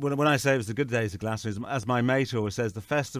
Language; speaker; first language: English; native; English